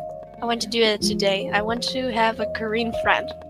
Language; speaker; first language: English; non-native, learner; German